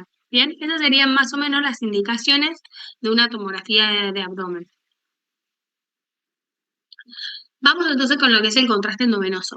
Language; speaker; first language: Spanish; native; Spanish